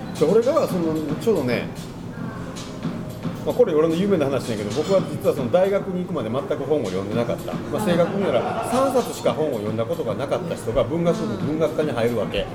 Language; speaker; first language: Japanese; native; Japanese